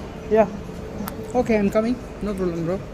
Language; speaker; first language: English; non-native, learner; Nepali